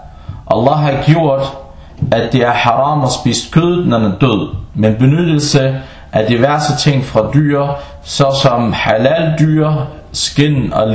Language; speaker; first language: Danish; non-native, local second language; Arabic